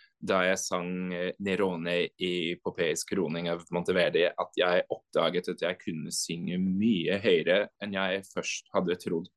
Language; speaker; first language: Norwegian; non-native, fluent; English